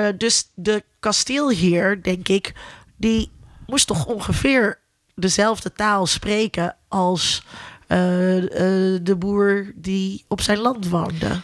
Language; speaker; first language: Dutch; native; Dutch